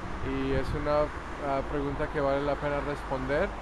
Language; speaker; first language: Spanish; native; Spanish